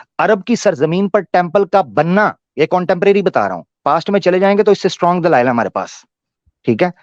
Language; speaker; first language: Urdu; native; Urdu